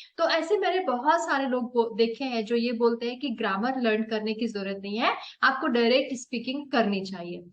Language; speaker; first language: Hindi; native; Hindi